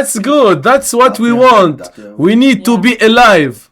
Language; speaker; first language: English; non-native, learner; Arabic